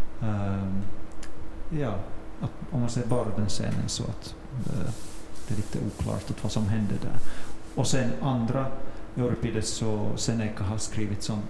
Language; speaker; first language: Swedish; non-native, fluent; Finnish